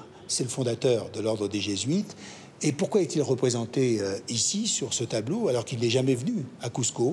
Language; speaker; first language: French; native; French